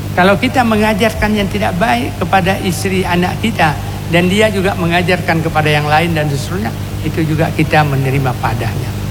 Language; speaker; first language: Indonesian; non-native, local second language; Achinese